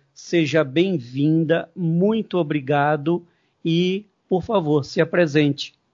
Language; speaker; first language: Portuguese; native; Portuguese